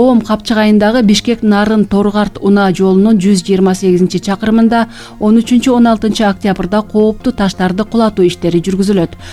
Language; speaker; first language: Kyrgyz; native; Kyrgyz